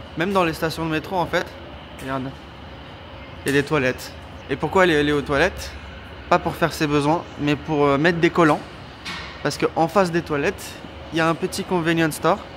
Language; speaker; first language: French; native; French